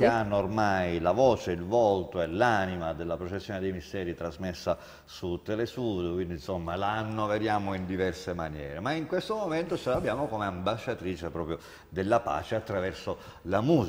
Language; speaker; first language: Italian; native; Italian